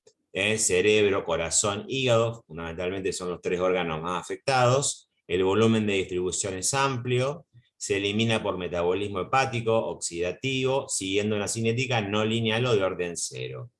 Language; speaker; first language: Spanish; native; Spanish